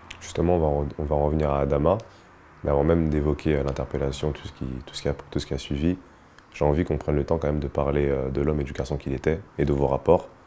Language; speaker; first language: French; native; French